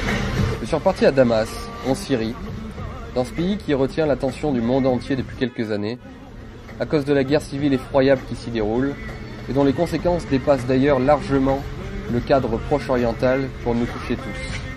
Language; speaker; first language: French; native; French